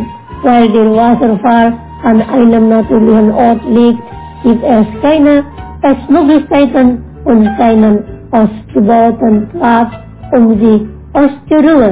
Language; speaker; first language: German; non-native, learner; Indonesian